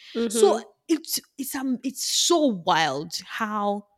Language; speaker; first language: English; non-native, local second language; Yoruba